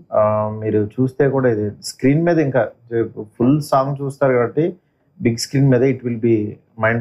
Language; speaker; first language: Telugu; native; Telugu